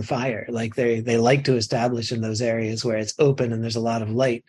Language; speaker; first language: English; native; English